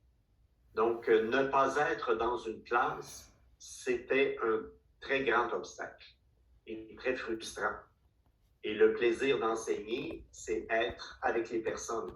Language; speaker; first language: French; native; French